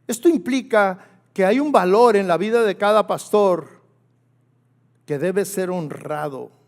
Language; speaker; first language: Spanish; native; Spanish